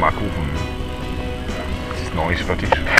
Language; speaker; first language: German; non-native, learner; French